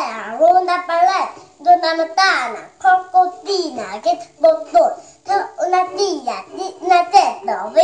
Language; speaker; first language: Spanish; non-native, learner; Korean